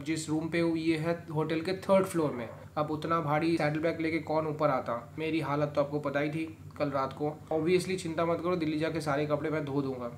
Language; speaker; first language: Hindi; native; Hindi